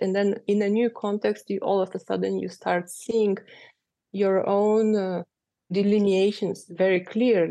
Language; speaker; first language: English; non-native, fluent; Lithuanian